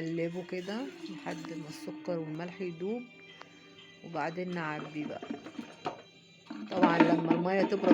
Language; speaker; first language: Arabic; native; Arabic